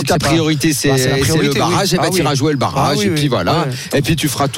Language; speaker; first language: French; native; French